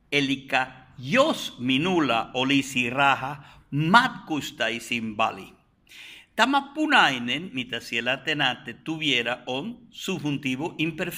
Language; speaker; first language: Finnish; non-native, fluent; Spanish